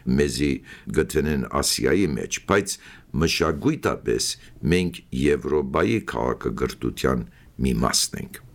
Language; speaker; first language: Armenian; early bilingual, heritage; Armenian